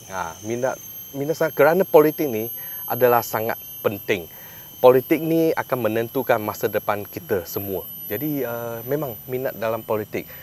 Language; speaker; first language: Malay; non-native, local second language; Chinese